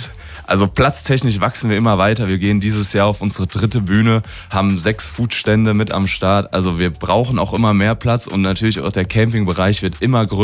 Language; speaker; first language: German; native; German